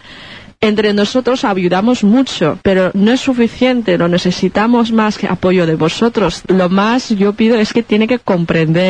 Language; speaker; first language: Spanish; non-native, learner; Chinese